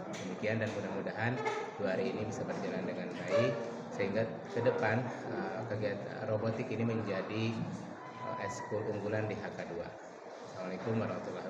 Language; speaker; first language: Indonesian; native; Indonesian